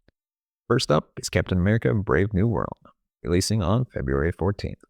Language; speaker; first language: English; native; English